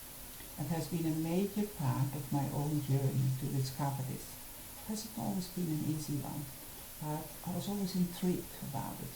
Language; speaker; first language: English; non-native, fluent; Dutch